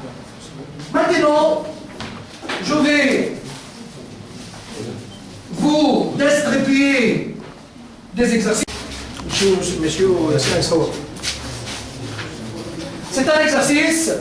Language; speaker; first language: French; non-native, fluent; Arabic